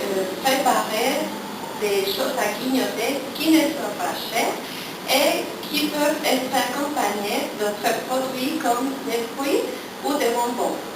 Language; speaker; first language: French; non-native, learner; Spanish